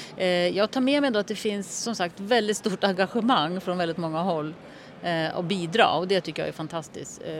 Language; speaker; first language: Swedish; native; Swedish